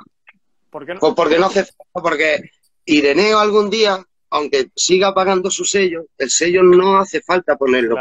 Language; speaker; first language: Spanish; native; Spanish